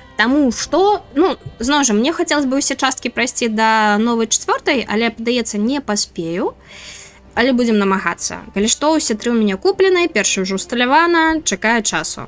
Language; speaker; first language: Belarusian; non-native, local second language; Russian